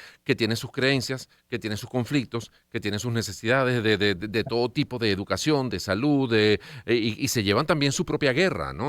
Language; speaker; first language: Spanish; native; Spanish